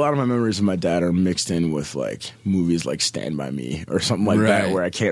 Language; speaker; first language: English; native; English